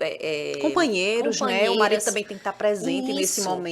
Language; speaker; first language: Portuguese; native; Portuguese